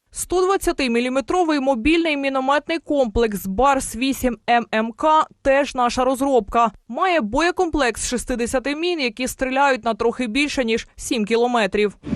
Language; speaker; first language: Ukrainian; native; Ukrainian